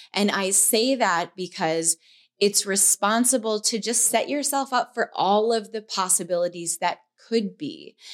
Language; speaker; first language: English; native; English